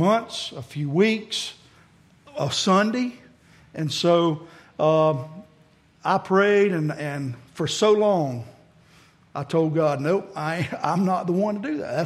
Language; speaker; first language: English; native; English